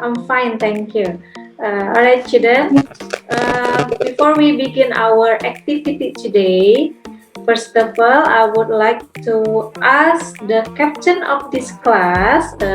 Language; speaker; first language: English; non-native, fluent; Indonesian